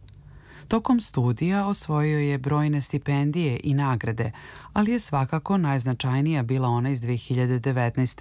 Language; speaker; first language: Serbian; native; Serbian